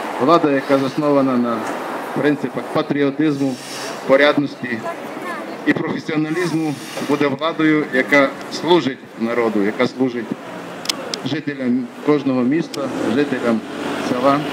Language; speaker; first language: Ukrainian; native; Ukrainian